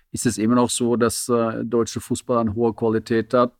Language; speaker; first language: German; non-native, fluent; Norwegian